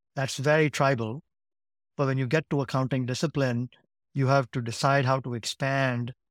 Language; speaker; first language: English; non-native, local second language; Gujarati